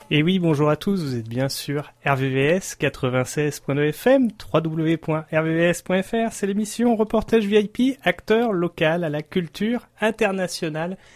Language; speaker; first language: French; native; French